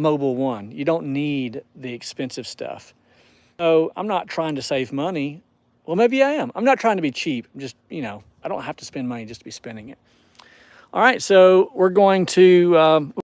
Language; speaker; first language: English; native; English